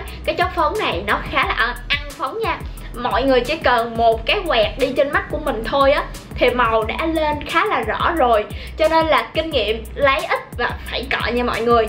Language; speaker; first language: Vietnamese; native; Vietnamese